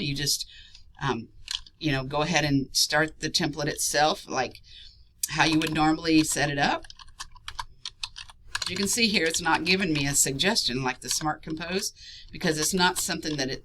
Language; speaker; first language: English; native; English